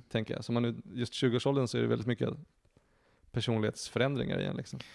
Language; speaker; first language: Swedish; native; Swedish